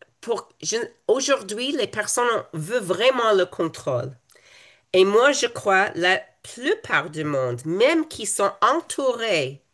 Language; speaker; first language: French; non-native, fluent; English